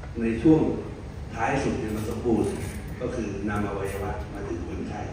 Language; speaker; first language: Thai; native; Thai